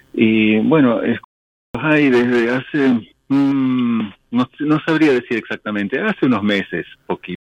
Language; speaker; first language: Spanish; non-native, local second language; English